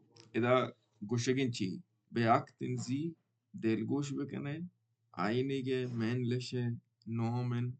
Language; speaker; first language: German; non-native, learner; Baluchi